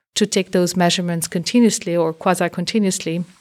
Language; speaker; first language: English; non-native, fluent; French